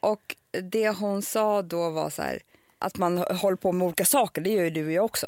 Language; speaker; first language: Swedish; native; Swedish